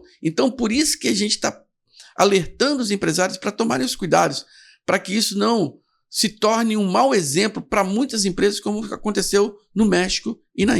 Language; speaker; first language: Portuguese; native; Portuguese